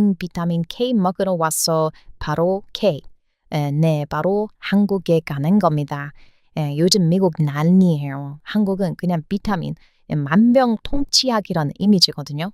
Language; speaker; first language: Korean; non-native, fluent; English